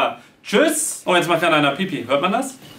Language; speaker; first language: German; native; German